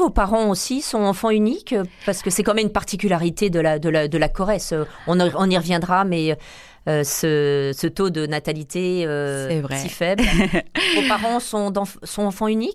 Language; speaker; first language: French; non-native, local second language; Korean